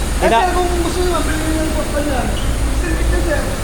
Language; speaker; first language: Filipino; native; Filipino